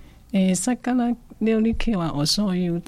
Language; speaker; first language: Japanese; non-native, fluent; Chinese